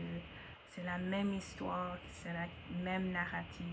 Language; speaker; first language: French; non-native, learner; English